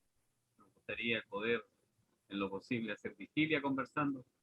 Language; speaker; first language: Spanish; native; Spanish